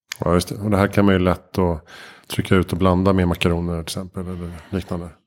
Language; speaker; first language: Swedish; native; Swedish